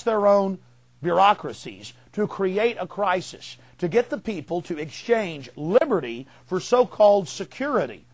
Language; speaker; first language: English; native; English